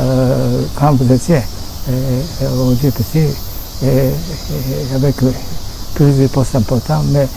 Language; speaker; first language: French; non-native, fluent; Japanese